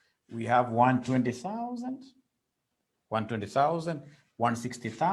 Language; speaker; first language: English; non-native, local second language; Swahili